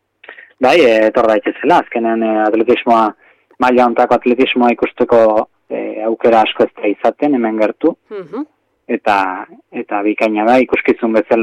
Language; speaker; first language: Basque; native; Basque